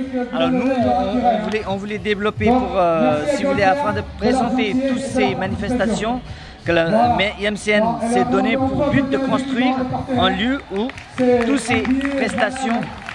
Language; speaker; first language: French; non-native, fluent; Nepali